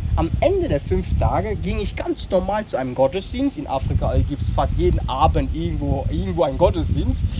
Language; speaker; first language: German; non-native, fluent; French